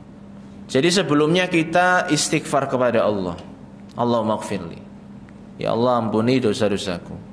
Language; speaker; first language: Indonesian; native; Indonesian